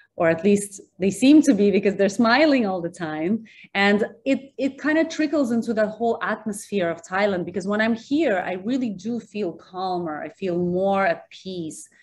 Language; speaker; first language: English; early bilingual, other home language; Russian